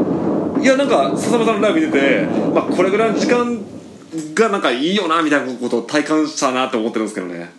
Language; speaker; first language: Japanese; native; Japanese